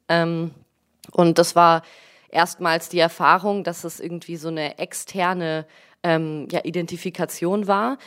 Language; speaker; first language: German; early bilingual, other home language; Russian